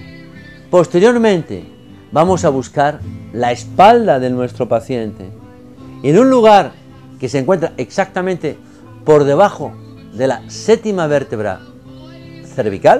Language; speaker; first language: Spanish; native; Spanish